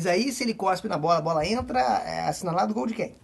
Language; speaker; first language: Portuguese; native; Portuguese